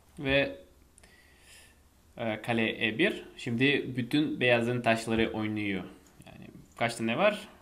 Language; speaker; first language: Turkish; non-native, fluent; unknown